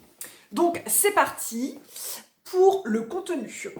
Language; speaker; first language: French; native; French